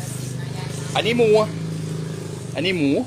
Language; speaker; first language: Thai; non-native, learner; French